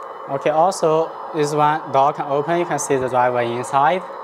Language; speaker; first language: English; non-native, fluent; Chinese